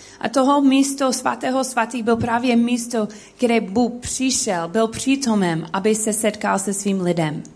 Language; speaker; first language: Czech; non-native, learner; English